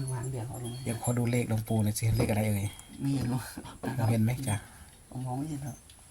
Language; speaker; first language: Thai; native; Thai